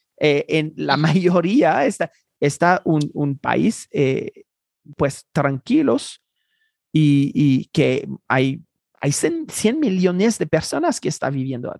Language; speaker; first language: Spanish; non-native, fluent; Haitian Creole